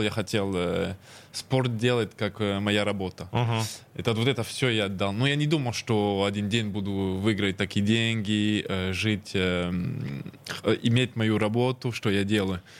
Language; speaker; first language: Russian; early bilingual, heritage; Russian